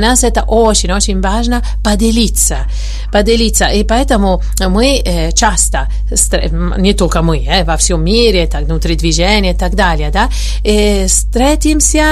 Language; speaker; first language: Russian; non-native, fluent; Italian